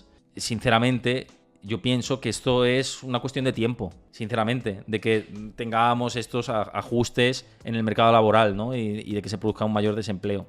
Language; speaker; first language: Spanish; native; Spanish